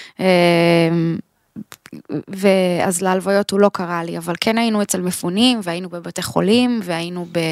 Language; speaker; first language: Hebrew; native; Hebrew